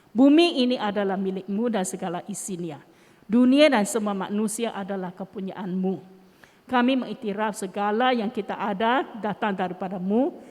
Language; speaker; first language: Malay; non-native, local second language; Chinese